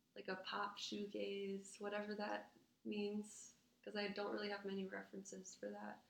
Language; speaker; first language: English; native; English